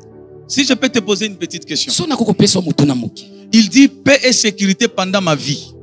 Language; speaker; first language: French; non-native, local second language; Lingala